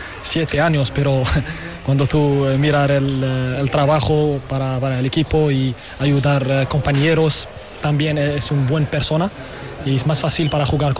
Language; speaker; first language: Spanish; non-native, learner; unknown